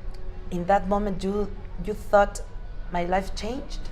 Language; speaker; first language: English; non-native, learner; Spanish